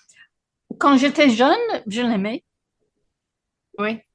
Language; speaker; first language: French; non-native, fluent; English